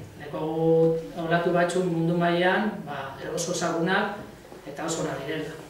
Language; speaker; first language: Basque; native; Basque